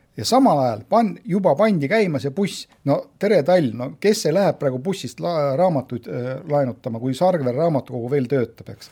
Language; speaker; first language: Estonian; native; Estonian